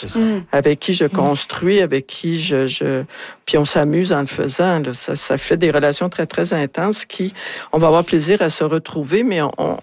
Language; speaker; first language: French; native; French